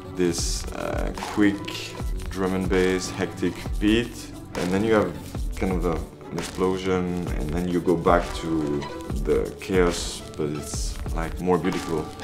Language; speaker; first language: English; non-native, fluent; French